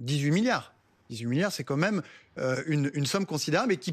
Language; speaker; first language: French; native; French